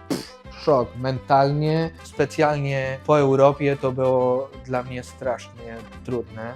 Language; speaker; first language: Polish; non-native, fluent; Spanish